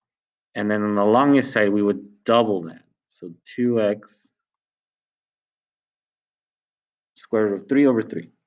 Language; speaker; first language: English; native; English